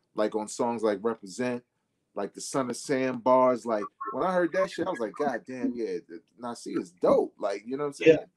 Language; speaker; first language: English; native; English